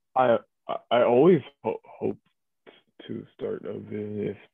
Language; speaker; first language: English; early bilingual, other home language; Korean